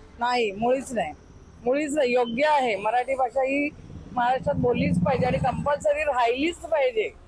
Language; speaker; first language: Marathi; native; Marathi